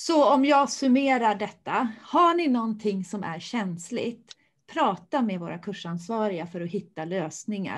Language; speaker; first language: Swedish; native; Swedish